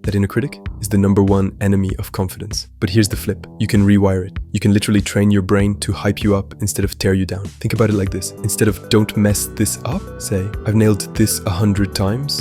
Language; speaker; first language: English; native; English